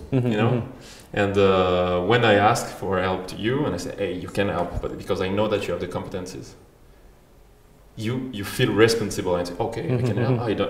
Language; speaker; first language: English; non-native, fluent; French